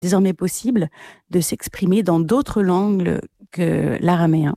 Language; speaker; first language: French; native; French